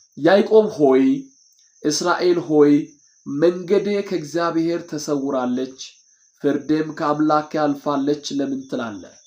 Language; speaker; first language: Amharic; non-native, local second language; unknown